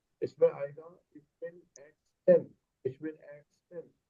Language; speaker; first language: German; non-native, fluent; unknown